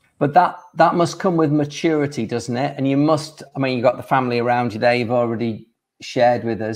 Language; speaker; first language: English; native; English